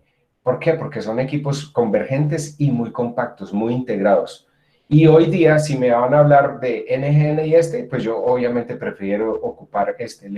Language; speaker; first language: Spanish; native; Spanish